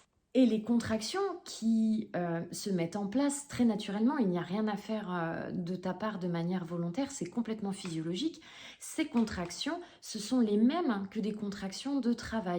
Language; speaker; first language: French; native; French